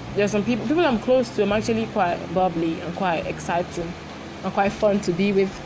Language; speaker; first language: English; non-native, local second language; Igbo